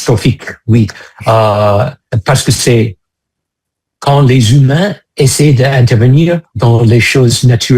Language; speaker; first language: French; non-native, fluent; English